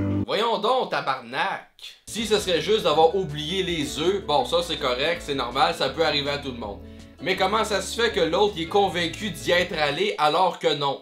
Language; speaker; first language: French; native; French